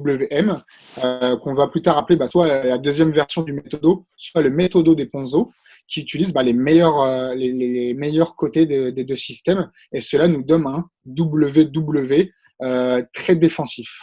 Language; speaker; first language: French; native; French